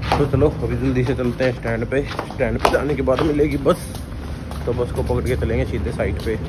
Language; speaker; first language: Hindi; native; Hindi